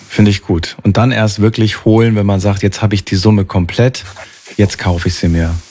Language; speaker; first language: German; native; German